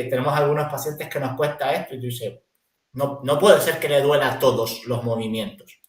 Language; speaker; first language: Spanish; native; Spanish